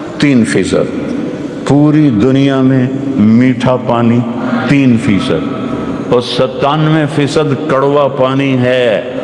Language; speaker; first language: Urdu; non-native, local second language; Punjabi